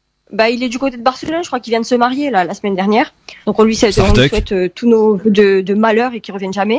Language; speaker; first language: French; early bilingual, heritage; French